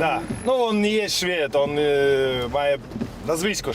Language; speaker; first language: Polish; non-native, learner; Ukrainian